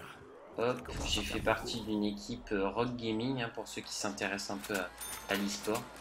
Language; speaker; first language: French; native; French